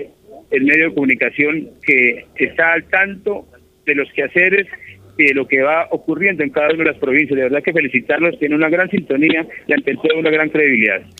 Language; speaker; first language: Spanish; native; Spanish